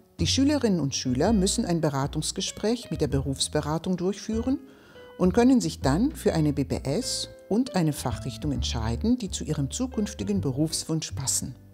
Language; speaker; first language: German; non-native, fluent; Greek